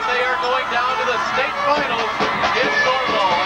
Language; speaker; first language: English; native; English